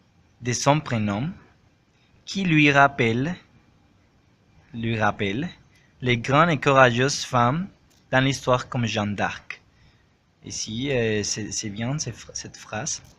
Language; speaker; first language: French; non-native, learner; Spanish